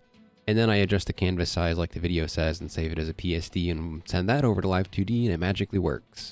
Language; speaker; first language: English; native; English